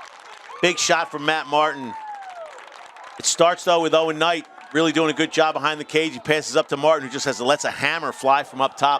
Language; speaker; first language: English; native; English